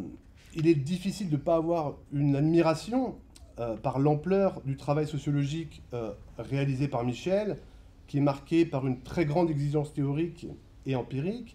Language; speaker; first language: French; native; French